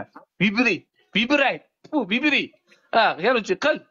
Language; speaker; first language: Russian; non-native, learner; Uzbek